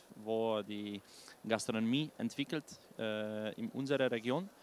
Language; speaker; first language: German; non-native, learner; Slovenian